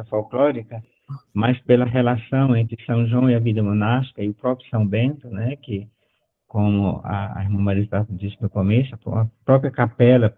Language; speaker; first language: Portuguese; native; Portuguese